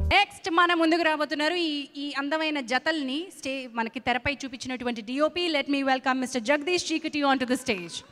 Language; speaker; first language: Telugu; native; Telugu